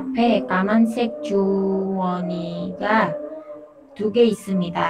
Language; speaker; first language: Korean; non-native, learner; Indonesian